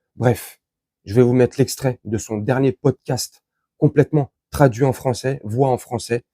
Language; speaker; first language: French; native; French